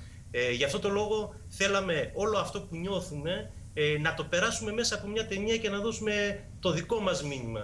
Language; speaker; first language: Greek; native; Greek